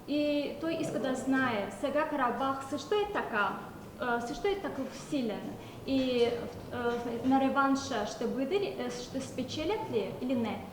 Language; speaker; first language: Bulgarian; non-native, learner; Azerbaijani